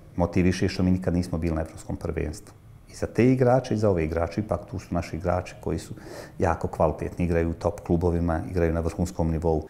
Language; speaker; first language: Croatian; native; Croatian